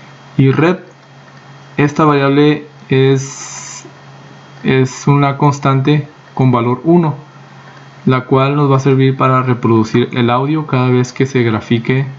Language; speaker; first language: Spanish; native; Spanish